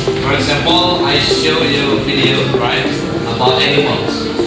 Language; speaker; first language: English; non-native, fluent; Indonesian